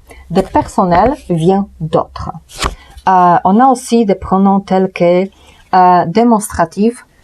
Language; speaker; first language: French; non-native, fluent; Polish